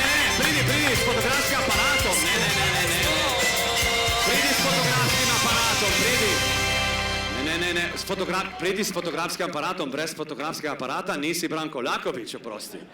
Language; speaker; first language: Slovenian; native; Slovenian